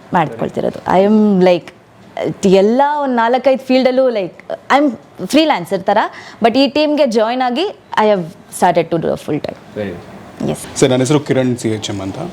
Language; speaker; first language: Kannada; non-native, local second language; Tulu